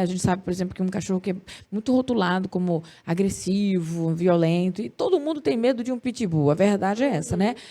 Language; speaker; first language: Portuguese; native; Portuguese